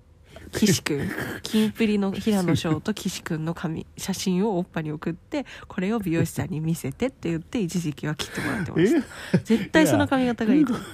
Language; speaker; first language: Japanese; native; Japanese